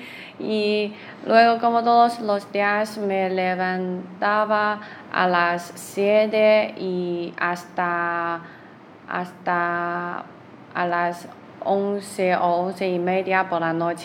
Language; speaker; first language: Spanish; non-native, learner; Chinese